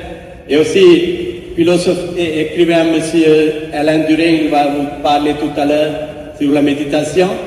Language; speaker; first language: French; non-native, fluent; Sinhala